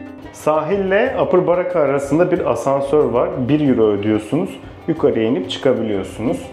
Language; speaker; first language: Turkish; native; Turkish